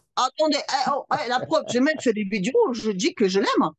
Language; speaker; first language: French; non-native, fluent; Russian